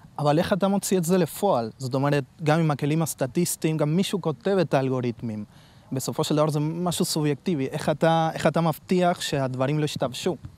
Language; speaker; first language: Hebrew; non-native, fluent; Spanish